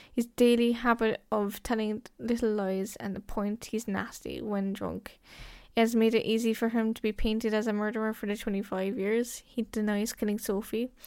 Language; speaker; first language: English; native; English